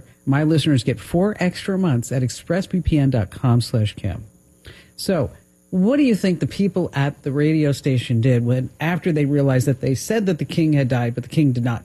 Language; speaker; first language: English; native; English